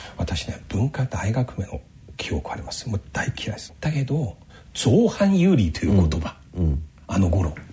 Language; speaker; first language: Japanese; non-native, fluent; Chinese